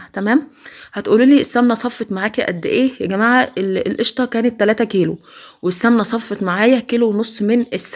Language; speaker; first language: Arabic; native; Arabic